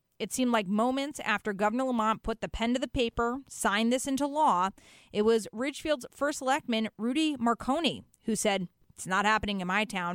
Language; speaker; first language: English; native; English